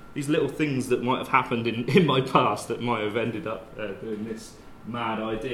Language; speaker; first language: English; native; English